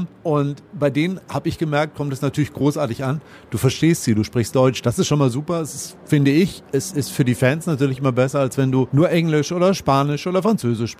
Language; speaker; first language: German; native; German